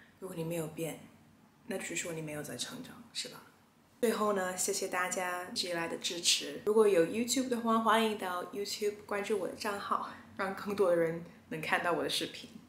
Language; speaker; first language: Chinese; early bilingual, other home language; English